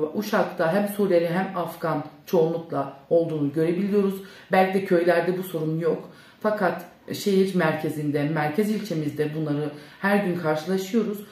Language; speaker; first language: Turkish; early bilingual, heritage; Turkish